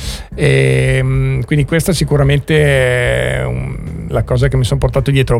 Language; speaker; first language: Italian; native; Italian